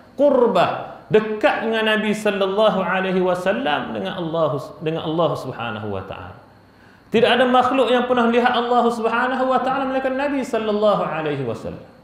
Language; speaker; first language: Malay; native; Malay